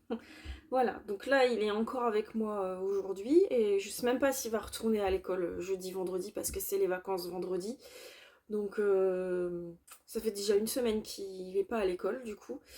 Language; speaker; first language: French; native; French